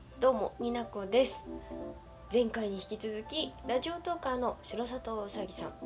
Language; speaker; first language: Japanese; native; Japanese